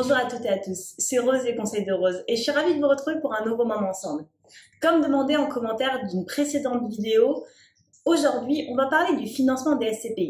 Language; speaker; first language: French; native; French